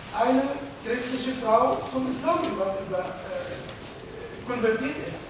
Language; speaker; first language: German; non-native, fluent; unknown